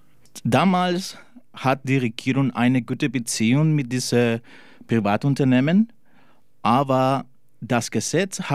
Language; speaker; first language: German; non-native, learner; Spanish